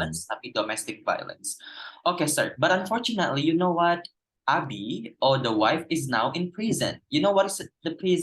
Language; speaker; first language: English; non-native, fluent; Indonesian